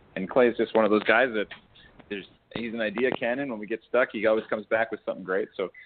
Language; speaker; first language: English; native; English